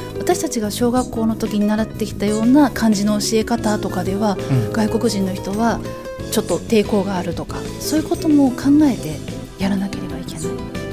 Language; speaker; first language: Japanese; native; Japanese